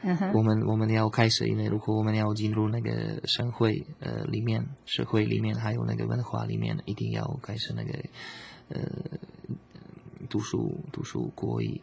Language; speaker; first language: Chinese; non-native, learner; Slovak